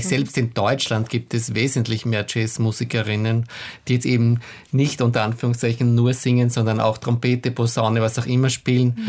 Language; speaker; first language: German; native; German